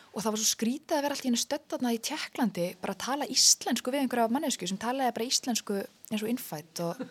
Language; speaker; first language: Icelandic; native; Icelandic